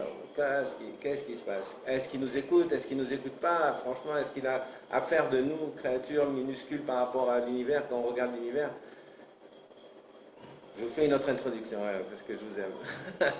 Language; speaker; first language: French; native; French